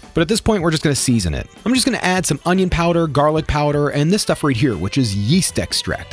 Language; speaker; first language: English; native; English